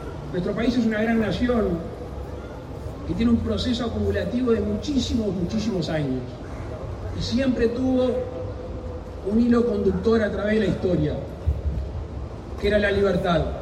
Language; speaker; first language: Spanish; native; Spanish